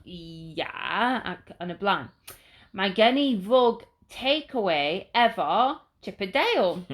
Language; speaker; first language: Welsh; non-native, learner; English